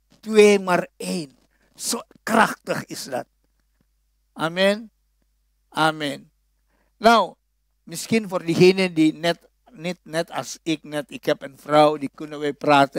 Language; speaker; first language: Dutch; non-native, fluent; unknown